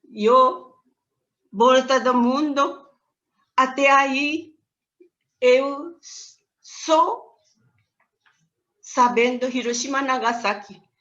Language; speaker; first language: Portuguese; non-native, learner; Japanese